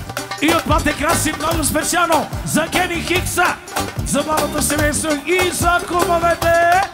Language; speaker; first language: Bulgarian; non-native, local second language; Romany